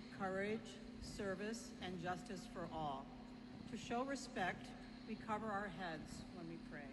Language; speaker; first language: English; early bilingual, other home language; Punjabi